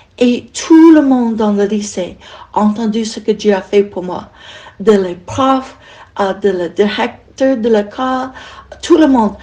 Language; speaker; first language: French; non-native, fluent; English